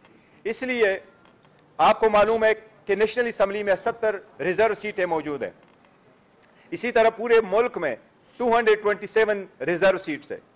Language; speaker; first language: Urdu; non-native, local second language; Pashto